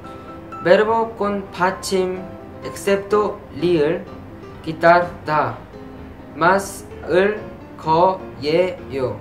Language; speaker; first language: Spanish; non-native, fluent; Korean